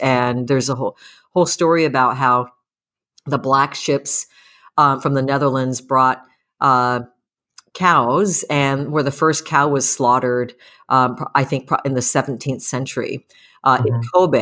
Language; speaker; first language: English; early bilingual, other home language; Japanese